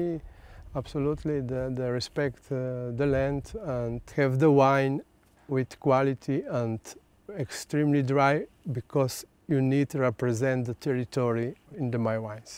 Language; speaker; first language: English; non-native, learner; Slovenian